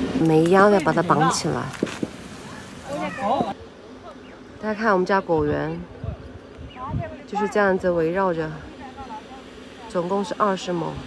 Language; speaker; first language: Chinese; native; Chinese